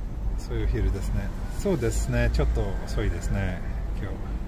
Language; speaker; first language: Japanese; non-native, fluent; Swedish